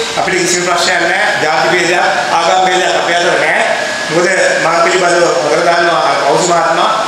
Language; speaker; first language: Sinhala; native; Sinhala